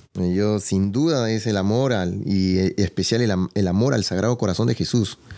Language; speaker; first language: Spanish; native; Spanish